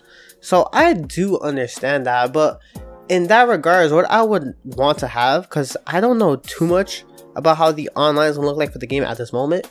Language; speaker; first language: English; native; English